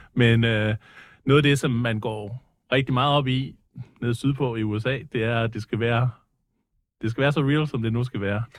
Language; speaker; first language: Danish; early bilingual, other home language; English